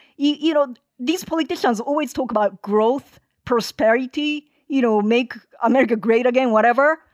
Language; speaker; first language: English; non-native, fluent; Japanese